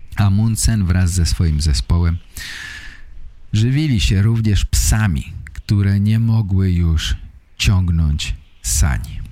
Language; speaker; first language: Polish; native; Polish